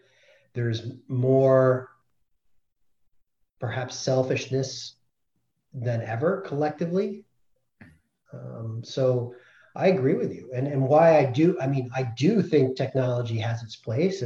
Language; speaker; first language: English; native; English